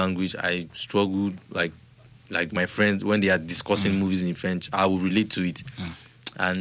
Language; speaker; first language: English; non-native, local second language; Igbo